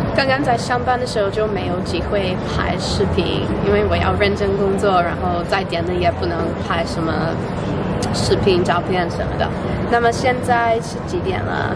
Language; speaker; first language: Chinese; non-native, fluent; English